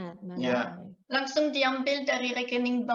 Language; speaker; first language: Indonesian; non-native, fluent; French